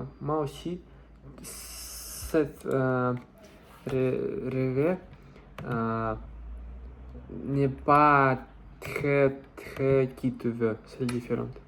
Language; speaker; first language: French; non-native, learner; Russian